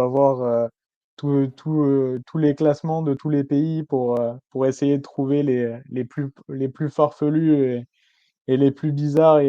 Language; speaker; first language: French; native; French